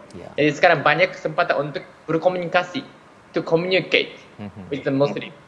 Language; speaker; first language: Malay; non-native, fluent; Japanese